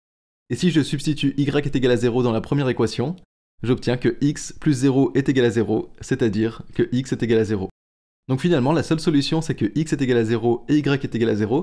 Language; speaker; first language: French; native; French